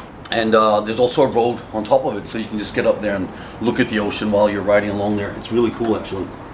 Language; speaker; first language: English; native; English